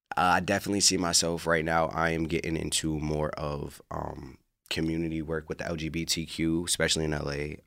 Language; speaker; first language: English; native; English